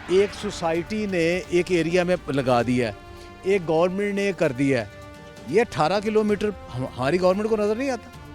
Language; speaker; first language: Urdu; non-native, local second language; Punjabi